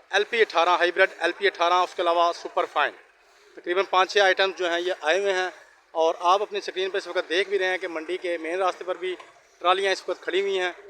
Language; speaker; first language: Urdu; non-native, local second language; Punjabi